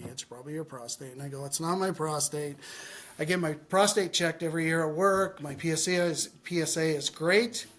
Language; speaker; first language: English; native; English